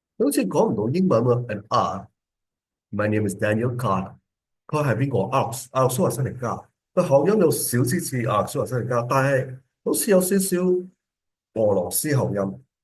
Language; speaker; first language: Cantonese; early bilingual, heritage; Cantonese